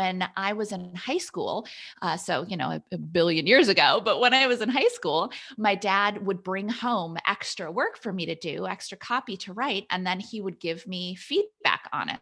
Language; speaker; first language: English; native; English